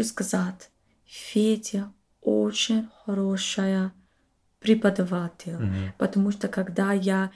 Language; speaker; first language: Russian; non-native, learner; English